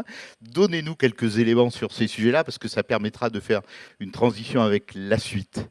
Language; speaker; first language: French; native; French